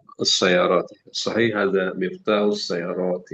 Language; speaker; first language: Arabic; non-native, learner; Indonesian